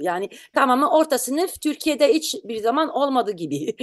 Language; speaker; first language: Turkish; non-native, learner; Italian